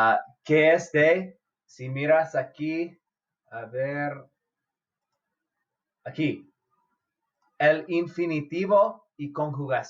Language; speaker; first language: Spanish; non-native, fluent; English